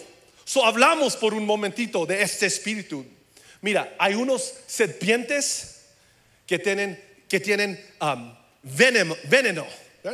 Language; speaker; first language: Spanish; early bilingual, heritage; English